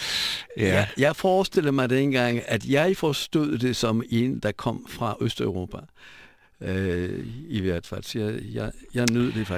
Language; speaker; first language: Danish; non-native, fluent; Polish